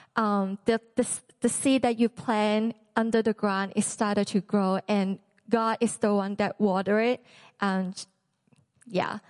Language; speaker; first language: English; non-native, local second language; Cantonese